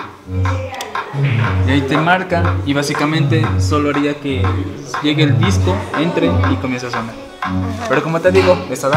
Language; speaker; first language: Spanish; native; Spanish